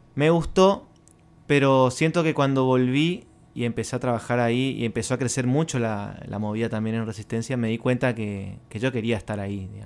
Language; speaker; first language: Spanish; native; Spanish